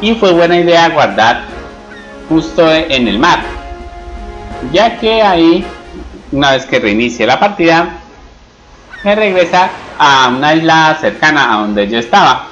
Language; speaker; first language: Spanish; native; Spanish